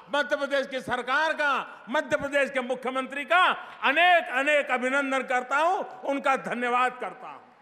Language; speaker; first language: Hindi; non-native, local second language; Gujarati